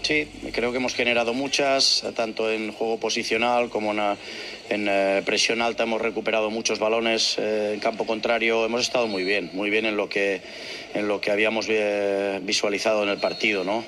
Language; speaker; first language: Spanish; native; Spanish